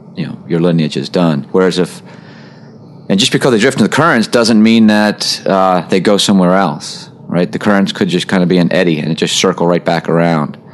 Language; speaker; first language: English; native; English